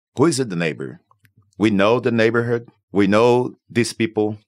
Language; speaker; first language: English; non-native, learner; Portuguese